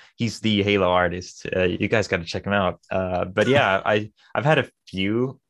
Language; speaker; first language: English; non-native, fluent; Swedish